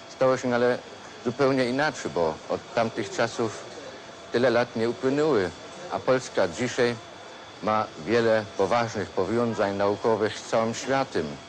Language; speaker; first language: Polish; non-native, fluent; German